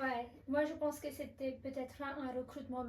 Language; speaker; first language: French; non-native, fluent; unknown